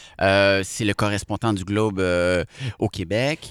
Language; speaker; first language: French; native; French